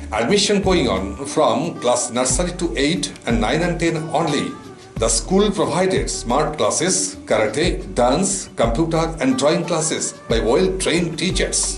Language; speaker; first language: English; non-native, local second language; Bangla